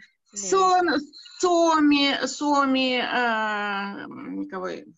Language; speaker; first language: Finnish; non-native, learner; Russian